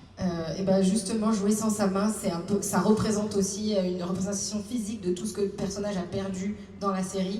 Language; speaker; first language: French; native; French